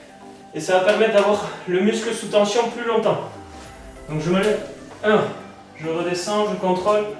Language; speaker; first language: French; native; French